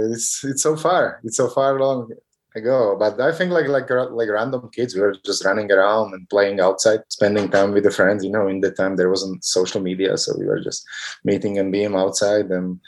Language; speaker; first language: English; non-native, fluent; Slovak